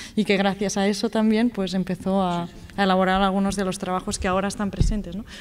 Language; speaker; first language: Spanish; non-native, local second language; Catalan